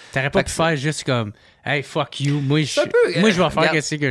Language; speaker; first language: French; native; French